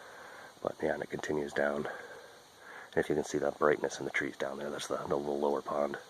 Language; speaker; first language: English; native; English